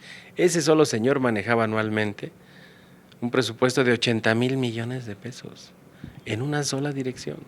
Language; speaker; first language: Spanish; native; Spanish